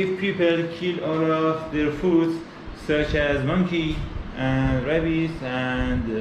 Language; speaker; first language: English; non-native, learner; Persian